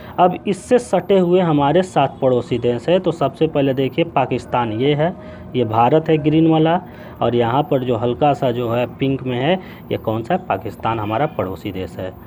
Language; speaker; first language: Hindi; native; Hindi